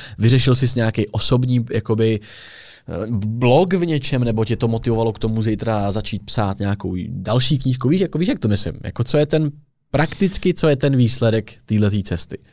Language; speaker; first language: Czech; native; Czech